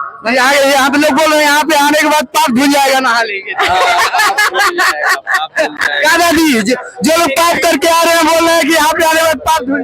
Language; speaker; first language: Hindi; native; Hindi